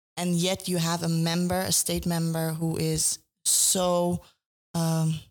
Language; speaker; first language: English; non-native, fluent; Persian